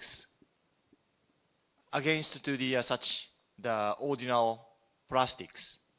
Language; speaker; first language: English; non-native, learner; Japanese